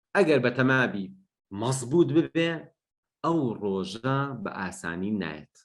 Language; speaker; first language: Central Kurdish; non-native, local second language; Gurani